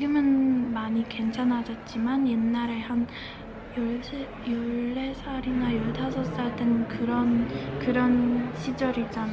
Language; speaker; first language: Korean; early bilingual, heritage; Czech